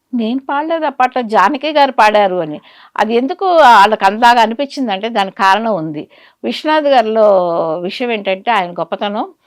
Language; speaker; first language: Telugu; native; Telugu